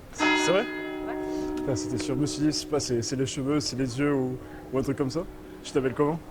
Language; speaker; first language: French; native; French